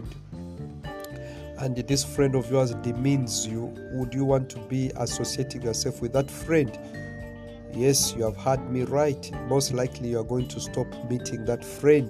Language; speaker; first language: English; non-native, local second language; Swahili